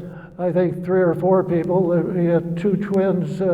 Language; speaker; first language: English; native; English